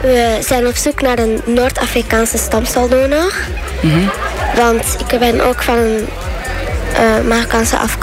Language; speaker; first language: Dutch; early bilingual, other home language; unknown